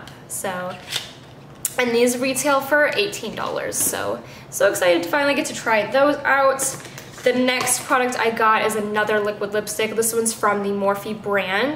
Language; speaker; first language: English; native; English